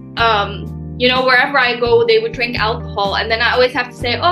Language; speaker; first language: English; early bilingual, heritage; Turkish